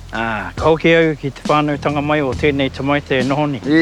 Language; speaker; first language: Māori; non-native, local second language; English